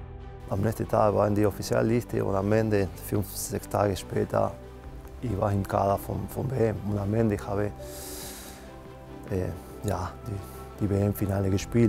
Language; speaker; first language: German; non-native, fluent; Spanish